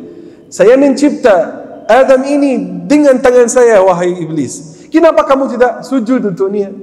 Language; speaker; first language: Indonesian; non-native, fluent; Arabic